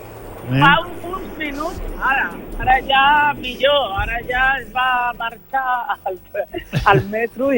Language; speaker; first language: Catalan; non-native, local second language; Spanish